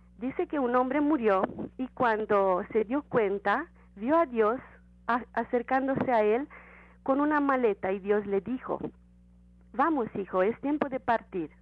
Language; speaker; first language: Spanish; non-native, fluent; Romanian